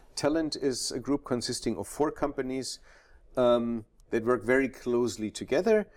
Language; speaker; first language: English; non-native, fluent; German